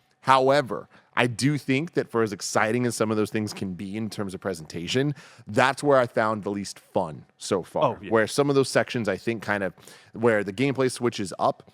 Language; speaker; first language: English; native; English